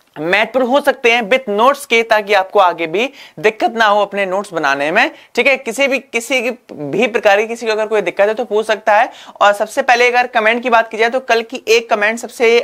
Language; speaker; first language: Hindi; native; Hindi